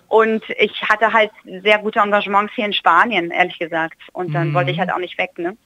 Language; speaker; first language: German; early bilingual, heritage; German